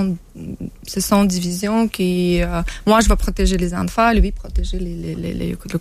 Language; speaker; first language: French; non-native, learner; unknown